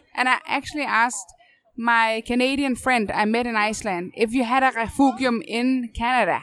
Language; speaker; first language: English; non-native, fluent; Danish